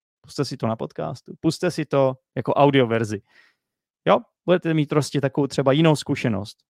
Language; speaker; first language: Czech; native; Czech